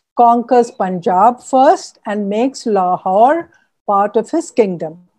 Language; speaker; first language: English; non-native, local second language; Urdu